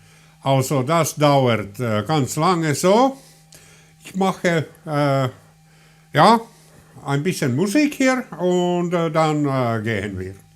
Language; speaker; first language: German; non-native, learner; Finnish